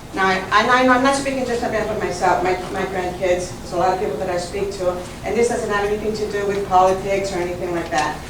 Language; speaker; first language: English; early bilingual, other home language; Italian